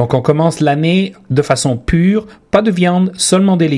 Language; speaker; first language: French; native; French